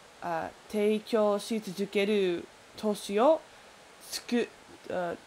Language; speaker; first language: Japanese; non-native, learner; English